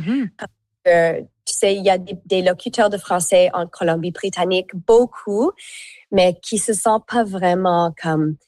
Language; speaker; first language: French; non-native, local second language; English